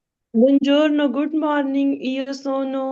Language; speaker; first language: Italian; non-native, learner; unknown